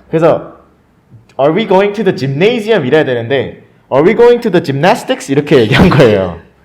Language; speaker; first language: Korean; early bilingual, heritage; Korean